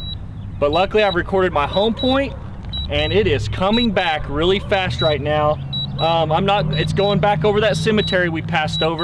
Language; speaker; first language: English; native; English